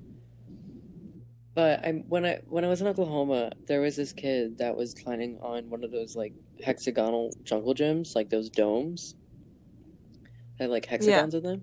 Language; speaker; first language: English; native; English